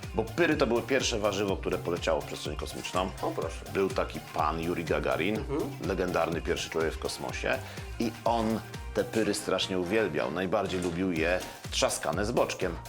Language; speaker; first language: Polish; native; Polish